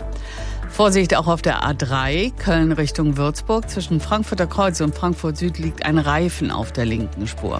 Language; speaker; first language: German; native; German